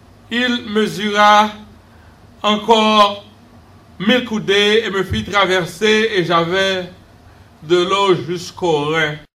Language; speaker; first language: French; native; French